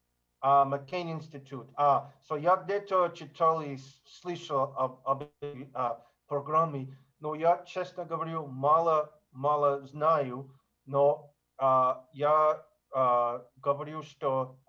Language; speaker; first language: Russian; non-native, learner; English